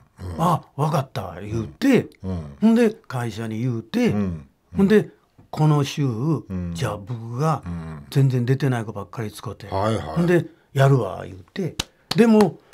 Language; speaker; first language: Japanese; native; Japanese